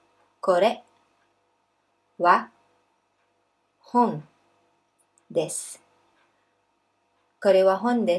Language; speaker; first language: Japanese; non-native, fluent; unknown